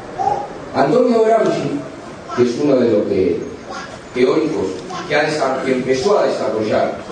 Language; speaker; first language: Spanish; native; Spanish